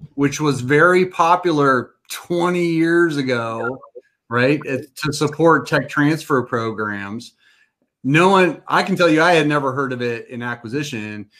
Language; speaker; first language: English; native; English